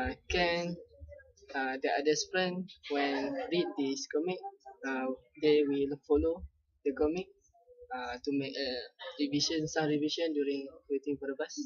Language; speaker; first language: English; non-native, local second language; Malay